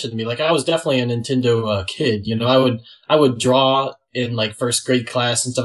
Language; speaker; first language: English; native; English